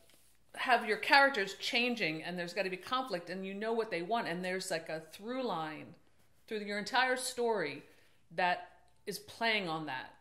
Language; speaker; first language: English; native; English